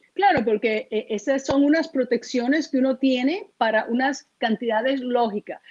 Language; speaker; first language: Spanish; early bilingual, heritage; Spanish